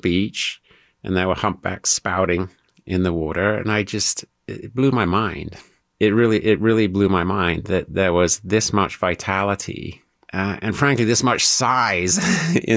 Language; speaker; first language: English; native; English